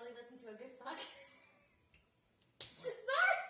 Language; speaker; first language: English; native; English